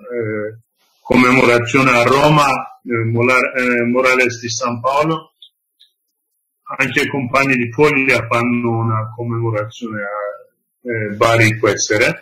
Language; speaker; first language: Italian; non-native, learner; Kurdish